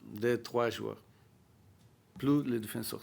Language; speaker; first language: French; non-native, learner; Portuguese